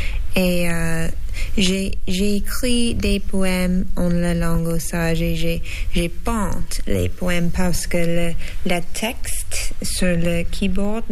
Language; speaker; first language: French; non-native, learner; English